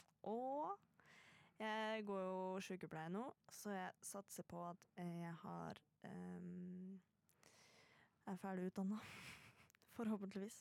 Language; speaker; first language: Norwegian; native; Norwegian